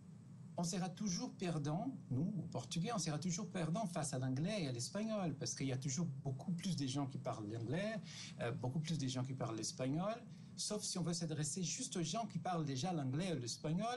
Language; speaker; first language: French; non-native, fluent; Portuguese